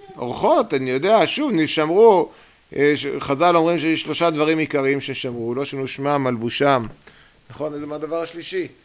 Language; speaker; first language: Hebrew; native; Hebrew